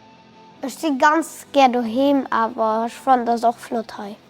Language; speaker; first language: German; non-native, local second language; Luxembourgish